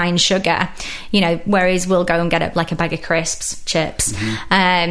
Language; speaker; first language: English; native; English